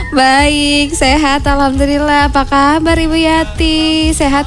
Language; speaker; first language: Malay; non-native, local second language; Javanese